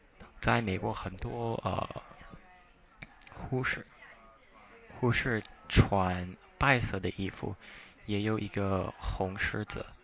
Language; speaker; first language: Chinese; non-native, fluent; English